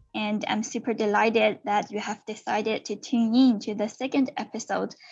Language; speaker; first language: English; non-native, fluent; Chinese